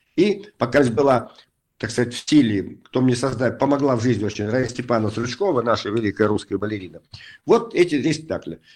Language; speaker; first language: Russian; native; Russian